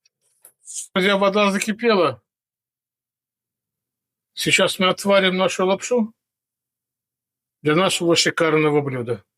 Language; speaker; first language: Russian; native; Russian